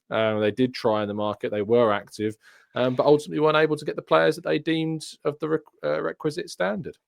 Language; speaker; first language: English; native; English